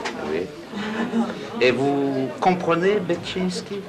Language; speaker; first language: French; non-native, fluent; Polish